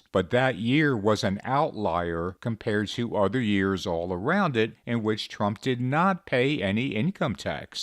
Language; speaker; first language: English; native; English